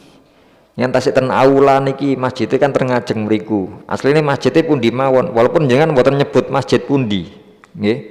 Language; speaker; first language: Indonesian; non-native, local second language; Javanese